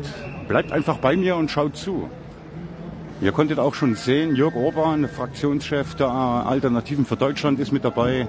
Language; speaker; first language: German; native; German